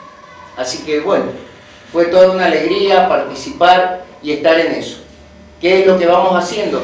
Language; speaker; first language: Spanish; native; Spanish